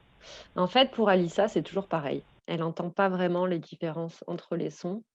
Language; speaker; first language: French; native; French